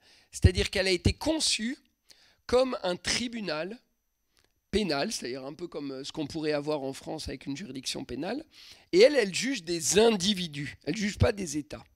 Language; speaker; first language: French; native; French